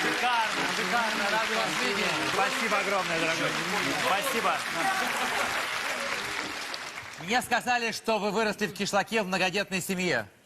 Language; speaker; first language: Russian; native; Russian